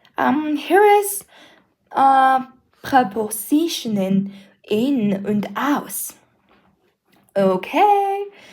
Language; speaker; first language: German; non-native, learner; Mongolian